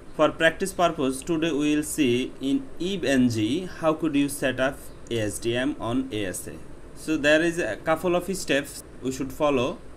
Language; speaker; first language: English; non-native, local second language; Bangla